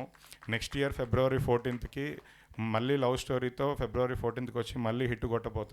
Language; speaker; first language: Telugu; native; Telugu